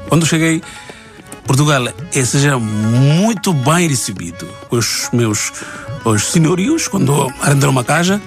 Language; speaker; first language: Portuguese; non-native, learner; Bangla